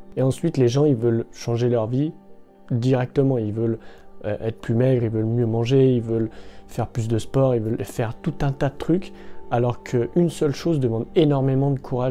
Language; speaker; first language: French; native; French